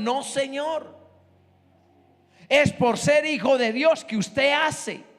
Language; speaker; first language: Spanish; native; Spanish